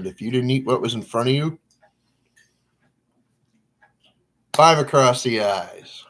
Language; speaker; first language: English; native; English